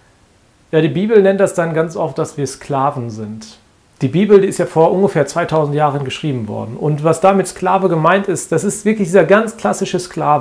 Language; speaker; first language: German; native; German